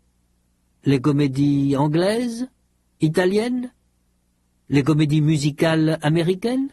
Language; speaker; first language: French; native; French